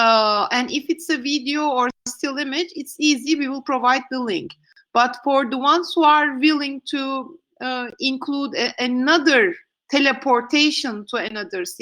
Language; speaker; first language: English; non-native, fluent; Turkish